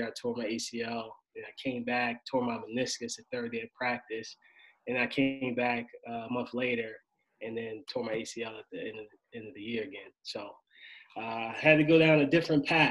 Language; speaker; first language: English; native; English